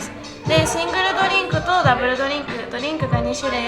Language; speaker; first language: Japanese; native; Japanese